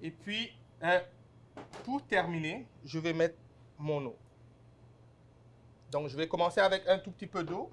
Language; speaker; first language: French; non-native, local second language; Wolof